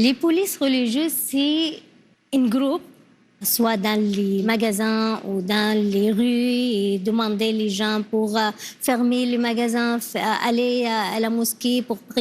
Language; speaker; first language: French; non-native, learner; Arabic